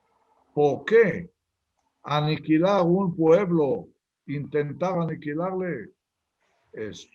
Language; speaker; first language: Spanish; non-native, fluent; Hebrew